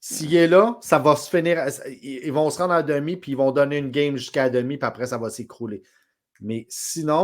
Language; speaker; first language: French; native; French